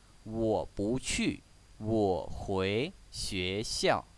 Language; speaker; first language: Chinese; non-native, learner; Hmong